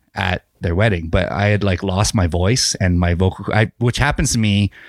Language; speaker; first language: English; native; English